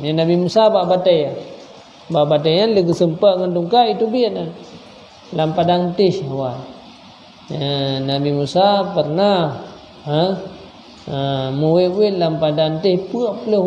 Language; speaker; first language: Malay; non-native, local second language; Achinese